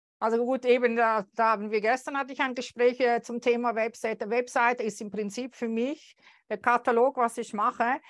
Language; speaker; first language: German; native; German